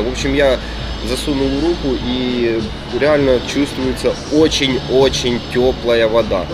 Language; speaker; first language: Russian; native; Russian